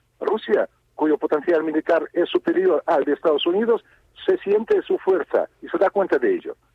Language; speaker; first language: Spanish; non-native, fluent; Russian